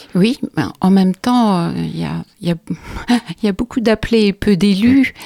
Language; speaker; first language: French; native; French